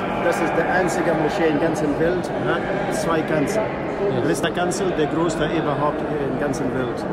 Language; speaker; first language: German; non-native, learner; Arabic